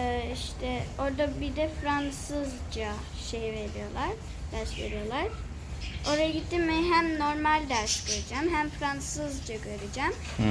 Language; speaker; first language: Turkish; early bilingual, heritage; Turkish